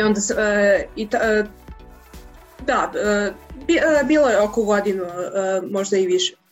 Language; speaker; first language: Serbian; early bilingual, heritage; English